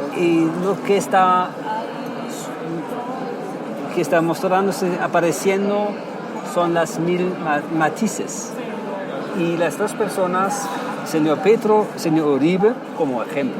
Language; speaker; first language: Spanish; non-native, fluent; German